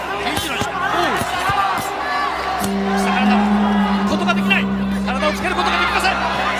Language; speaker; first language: Japanese; native; Japanese